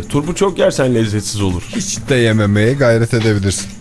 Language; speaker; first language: Turkish; native; Turkish